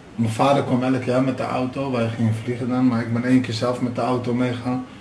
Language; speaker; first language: Dutch; native; Dutch